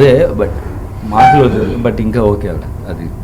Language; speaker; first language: Telugu; non-native, learner; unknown